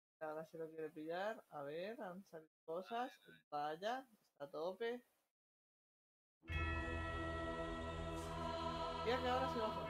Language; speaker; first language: Spanish; native; Spanish